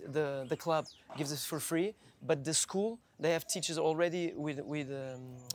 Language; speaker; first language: English; non-native, fluent; Portuguese